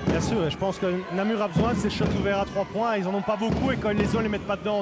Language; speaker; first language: French; native; French